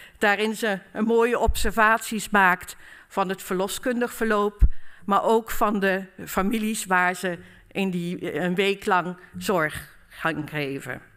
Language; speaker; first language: Dutch; native; Dutch